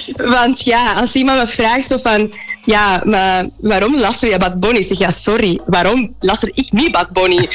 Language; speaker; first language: Dutch; non-native, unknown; Spanish